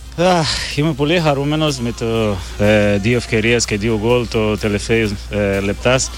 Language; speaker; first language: Greek; non-native, learner; Portuguese